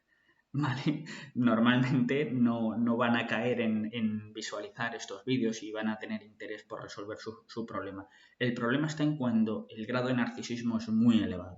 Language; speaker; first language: Spanish; native; Spanish